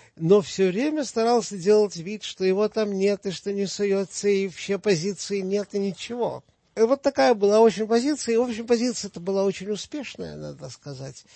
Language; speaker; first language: Russian; native; Russian